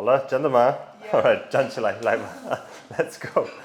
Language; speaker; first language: Chinese; non-native, fluent; English